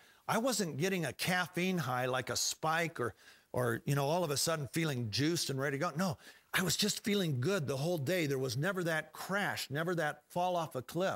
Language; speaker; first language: English; native; English